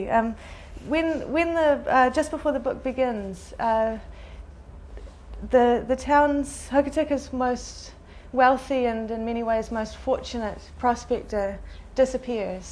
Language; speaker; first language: English; native; English